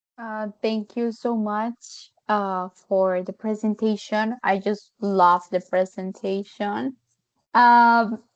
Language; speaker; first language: English; non-native, fluent; Spanish